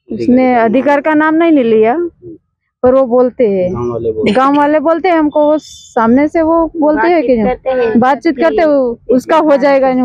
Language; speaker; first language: Hindi; native; Hindi